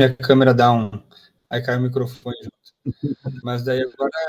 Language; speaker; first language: Portuguese; native; Portuguese